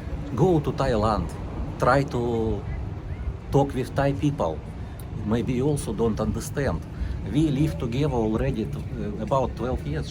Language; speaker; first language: English; non-native, learner; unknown